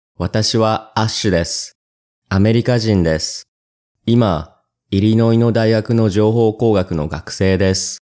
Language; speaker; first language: Japanese; non-native, learner; English